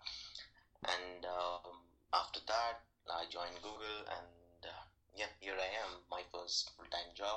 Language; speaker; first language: English; non-native, local second language; Telugu